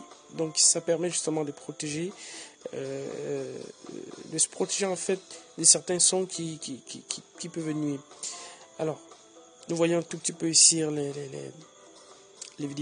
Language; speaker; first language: French; native; French